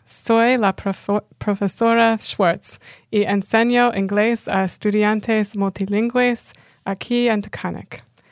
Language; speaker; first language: Spanish; non-native, fluent; English